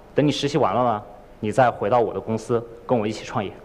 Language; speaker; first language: Chinese; native; Chinese